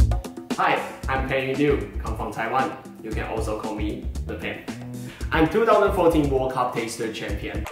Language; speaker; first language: English; non-native, learner; Chinese